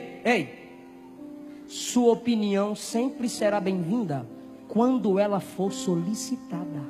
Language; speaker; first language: Portuguese; native; Portuguese